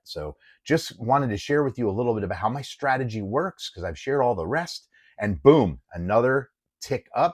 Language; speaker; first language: English; native; English